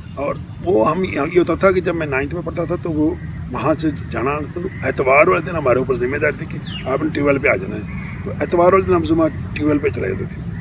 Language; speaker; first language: Urdu; non-native, local second language; Punjabi